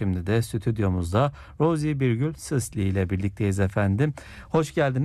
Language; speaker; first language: Turkish; native; Turkish